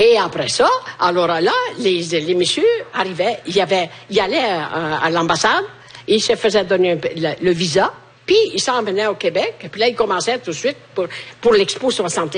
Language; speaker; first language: French; native; French